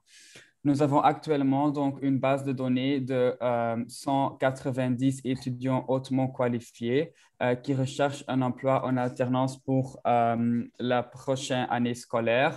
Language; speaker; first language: French; non-native, local second language; Dutch